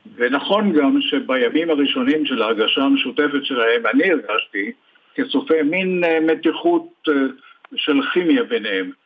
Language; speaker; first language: Hebrew; native; Hebrew